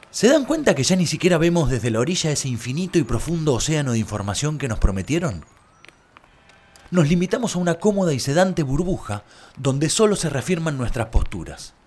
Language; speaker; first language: Spanish; native; Spanish